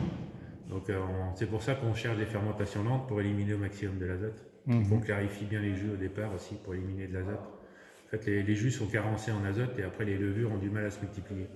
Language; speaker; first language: French; native; French